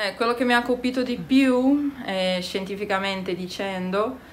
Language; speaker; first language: Italian; non-native, fluent; Portuguese